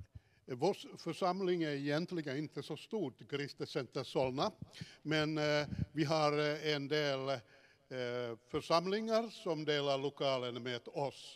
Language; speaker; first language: Swedish; non-native, fluent; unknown